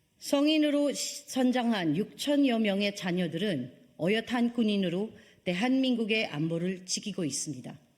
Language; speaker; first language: Korean; non-native, fluent; Filipino